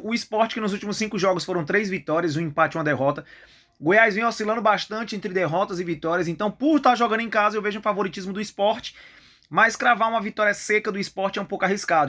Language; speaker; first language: Portuguese; native; Portuguese